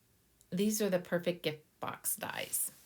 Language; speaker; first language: English; native; English